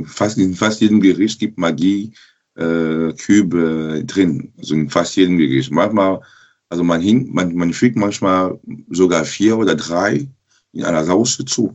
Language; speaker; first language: German; non-native, local second language; French